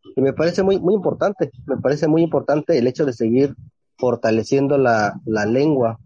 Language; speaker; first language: Spanish; non-native, local second language; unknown